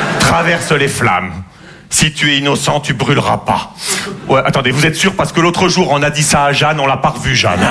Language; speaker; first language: French; native; French